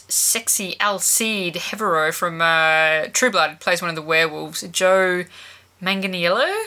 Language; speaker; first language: English; native; English